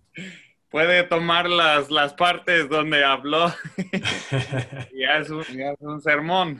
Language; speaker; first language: Spanish; non-native, fluent; English